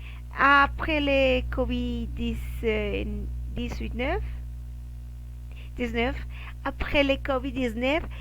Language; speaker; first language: French; non-native, learner; Spanish